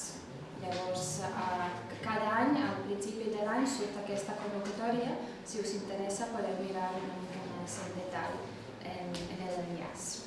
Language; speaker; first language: Catalan; non-native, fluent; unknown